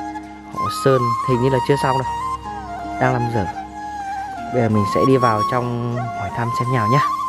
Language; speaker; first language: Vietnamese; native; Vietnamese